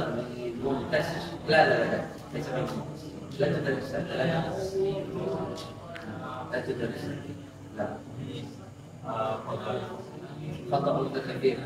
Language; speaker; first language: Arabic; non-native, fluent; Indonesian